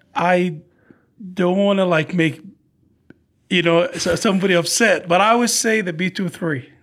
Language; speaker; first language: English; non-native, fluent; Arabic